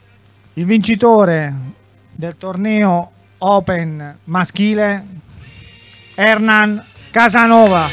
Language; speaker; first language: Italian; native; Italian